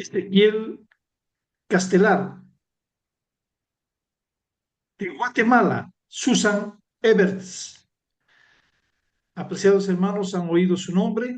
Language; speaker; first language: Spanish; native; Spanish